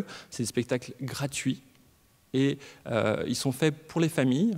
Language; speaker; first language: French; native; French